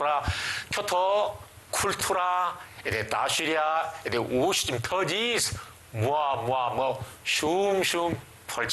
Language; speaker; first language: Albanian; non-native, learner; Korean